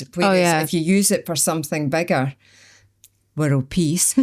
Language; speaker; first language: English; native; English